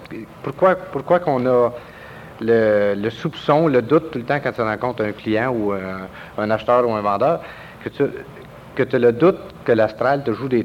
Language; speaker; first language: French; native; French